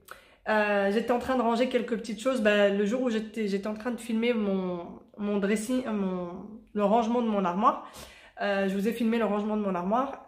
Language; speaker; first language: French; native; French